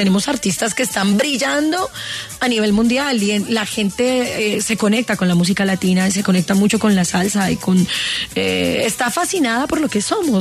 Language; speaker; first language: Spanish; native; Spanish